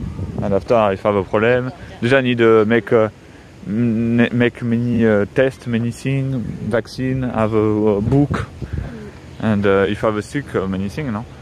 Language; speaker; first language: English; non-native, learner; French